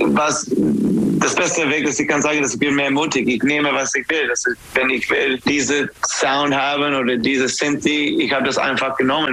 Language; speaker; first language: German; non-native, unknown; English